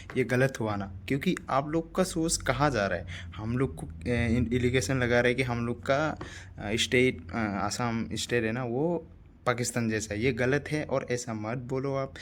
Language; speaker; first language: Hindi; non-native, local second language; Assamese